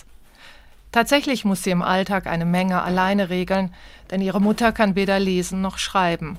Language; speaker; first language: German; native; German